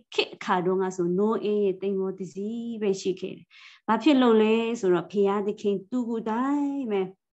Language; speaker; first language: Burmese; non-native, local second language; Kachin